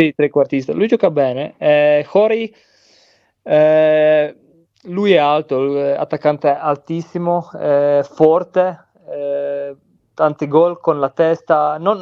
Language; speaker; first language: Italian; non-native, learner; Czech